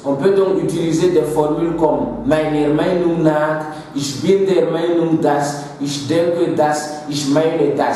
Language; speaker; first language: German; non-native, fluent; Mossi